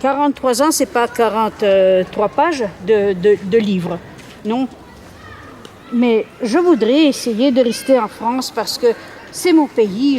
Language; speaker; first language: French; early bilingual, heritage; Russian